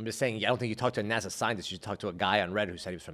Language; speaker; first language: English; native; English